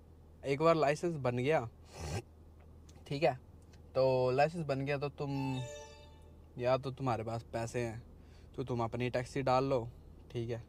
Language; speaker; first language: Hindi; native; Hindi